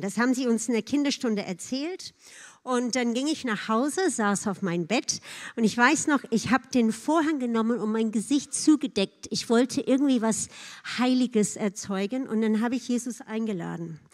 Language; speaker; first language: German; non-native, fluent; English